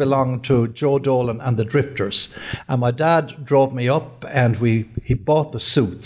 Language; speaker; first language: English; native; English